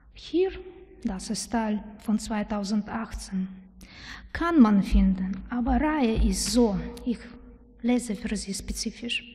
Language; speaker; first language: German; non-native, learner; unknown